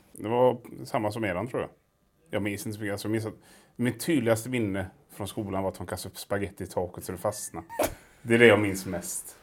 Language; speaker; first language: Swedish; early bilingual, other home language; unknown